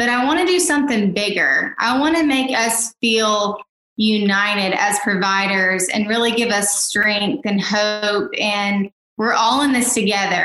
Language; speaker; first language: English; native; English